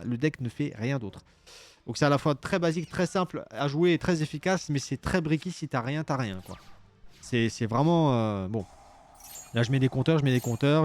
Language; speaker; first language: French; native; French